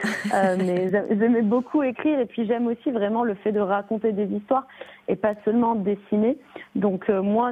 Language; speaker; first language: French; native; French